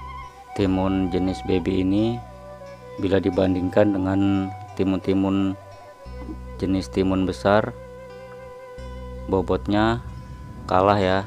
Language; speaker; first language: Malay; non-native, local second language; Sundanese